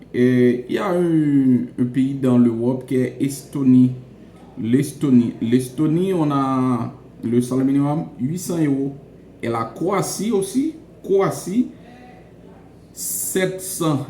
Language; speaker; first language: French; non-native, local second language; Haitian Creole